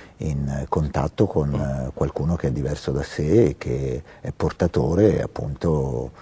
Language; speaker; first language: Italian; native; Italian